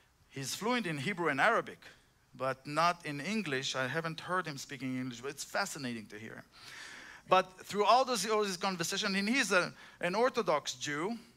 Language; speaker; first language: English; non-native, fluent; Hebrew